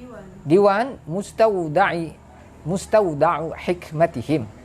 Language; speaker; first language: Arabic; non-native, fluent; Indonesian